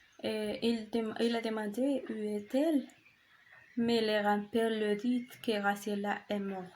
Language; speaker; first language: French; non-native, learner; Spanish